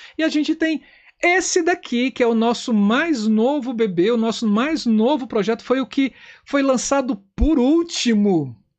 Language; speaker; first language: Portuguese; native; Portuguese